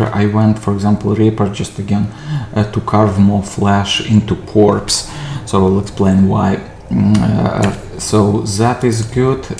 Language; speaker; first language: English; non-native, fluent; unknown